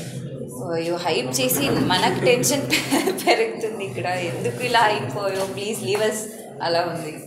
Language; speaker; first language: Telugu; non-native, learner; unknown